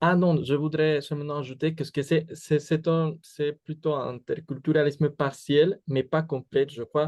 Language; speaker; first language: French; non-native, fluent; Spanish